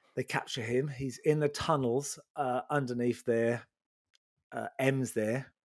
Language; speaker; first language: English; native; English